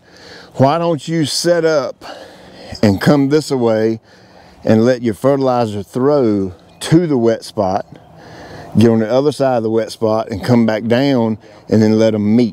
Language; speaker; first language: English; native; English